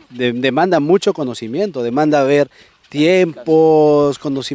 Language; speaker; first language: Spanish; native; Spanish